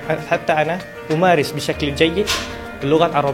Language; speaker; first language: Arabic; non-native, fluent; Malay